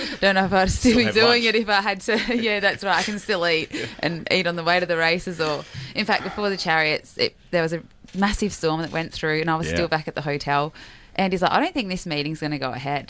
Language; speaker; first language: English; native; English